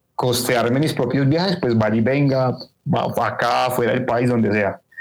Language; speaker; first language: Spanish; native; Spanish